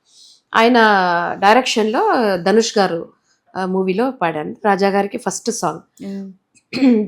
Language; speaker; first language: Telugu; non-native, local second language; Tamil